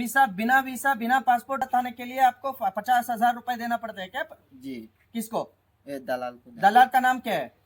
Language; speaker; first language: Hindi; non-native, local second language; Kannada